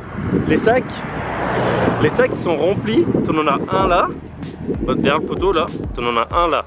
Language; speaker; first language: French; native; French